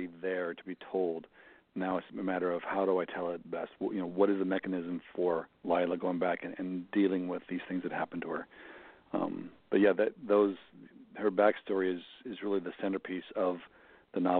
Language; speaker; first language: English; native; English